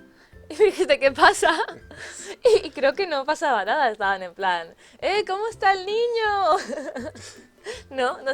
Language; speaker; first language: Spanish; native; Spanish